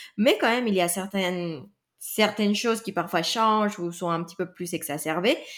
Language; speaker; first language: French; non-native, fluent; Spanish